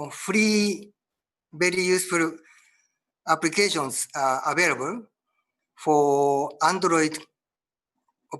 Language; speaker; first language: English; non-native, learner; Japanese